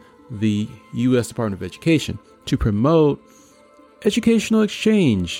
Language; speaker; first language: English; native; English